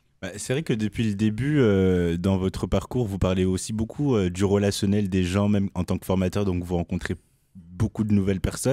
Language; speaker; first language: French; native; French